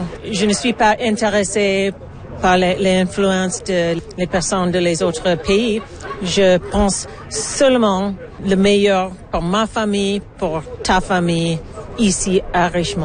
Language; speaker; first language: French; non-native, learner; English